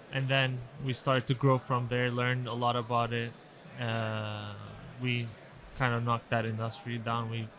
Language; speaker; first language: English; non-native, fluent; Turkish